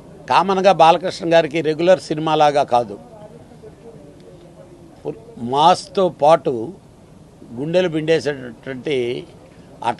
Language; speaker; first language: Telugu; native; Telugu